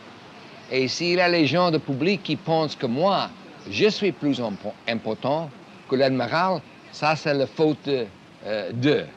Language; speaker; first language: French; non-native, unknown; English